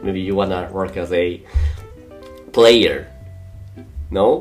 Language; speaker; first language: English; non-native, fluent; Japanese